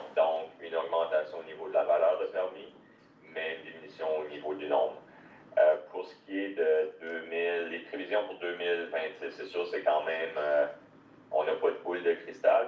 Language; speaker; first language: French; native; French